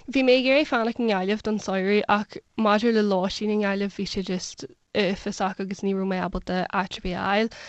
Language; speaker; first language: Irish; non-native, local second language; English